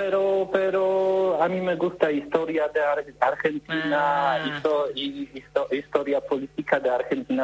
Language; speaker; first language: Spanish; non-native, learner; Polish